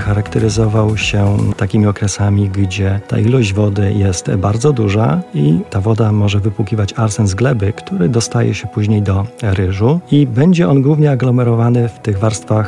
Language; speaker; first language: Polish; native; Polish